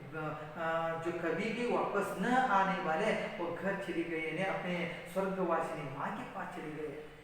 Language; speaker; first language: Hindi; non-native, local second language; Kannada